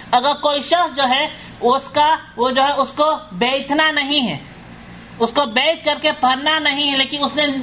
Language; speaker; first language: Urdu; non-native, fluent; Caribbean Hindustani